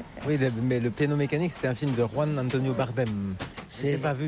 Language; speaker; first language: French; native; French